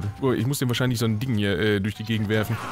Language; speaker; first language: German; native; German